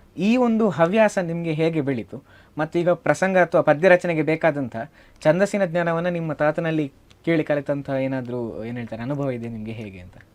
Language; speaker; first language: Kannada; native; Kannada